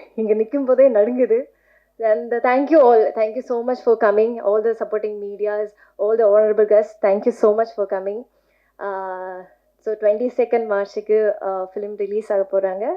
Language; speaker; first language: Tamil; non-native, learner; Malayalam